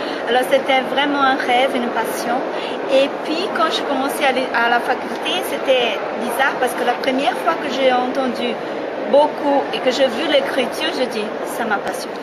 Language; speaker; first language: French; non-native, fluent; Portuguese